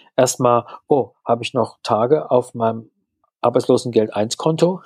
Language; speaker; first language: German; native; German